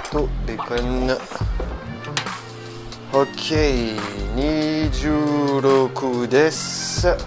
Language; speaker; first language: Japanese; non-native, learner; French